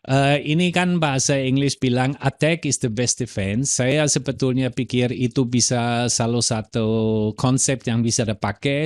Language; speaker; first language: Indonesian; non-native, fluent; German